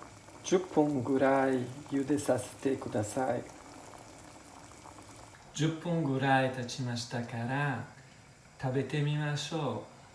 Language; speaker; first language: Japanese; non-native, learner; Italian